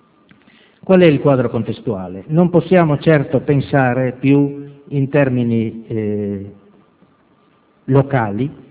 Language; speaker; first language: Italian; native; Italian